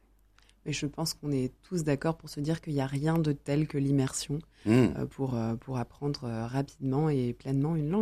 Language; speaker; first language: French; native; French